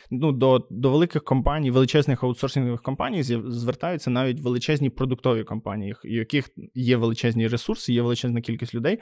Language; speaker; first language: Ukrainian; native; Ukrainian